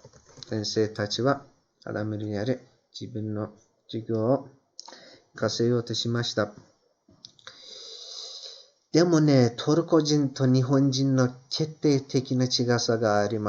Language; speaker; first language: Japanese; non-native, fluent; Turkish